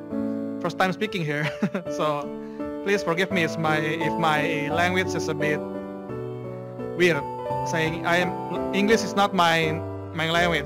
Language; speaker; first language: English; non-native, fluent; Indonesian